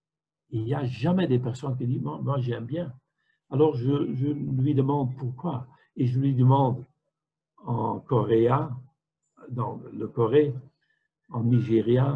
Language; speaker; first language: French; non-native, fluent; Dutch